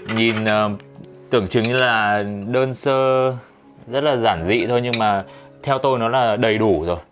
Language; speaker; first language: Vietnamese; native; Vietnamese